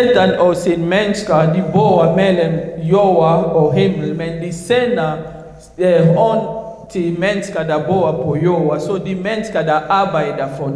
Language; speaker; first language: Danish; non-native, fluent; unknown